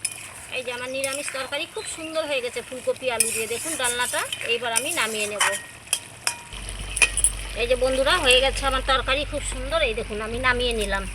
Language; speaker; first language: Bangla; native; Bangla